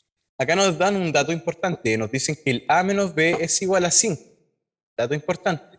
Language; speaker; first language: Spanish; native; Spanish